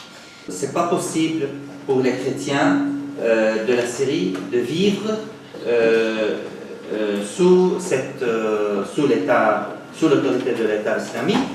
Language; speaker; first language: French; non-native, fluent; Arabic